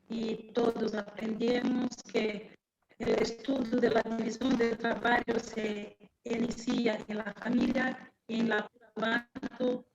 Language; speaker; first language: Spanish; non-native, fluent; Portuguese